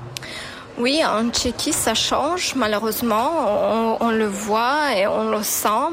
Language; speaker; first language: French; non-native, fluent; Ukrainian